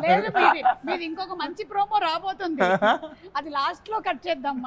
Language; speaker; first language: Telugu; native; Telugu